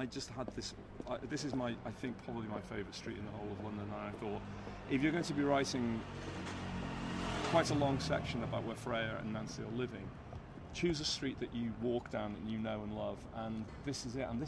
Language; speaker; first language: English; native; English